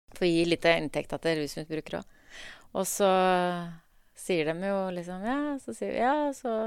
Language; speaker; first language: Norwegian; native; Norwegian